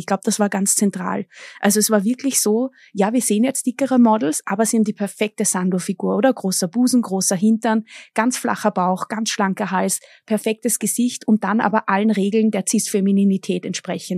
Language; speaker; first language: German; native; German